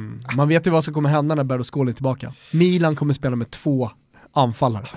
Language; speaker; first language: Swedish; native; Swedish